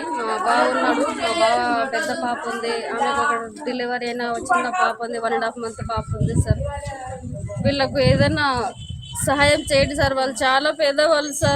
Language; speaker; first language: Telugu; native; Telugu